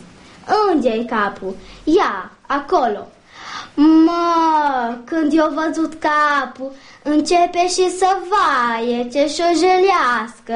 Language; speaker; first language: Romanian; early bilingual, heritage; Romanian